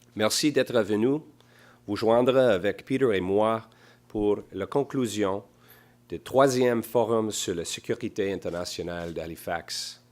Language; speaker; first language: French; non-native, local second language; English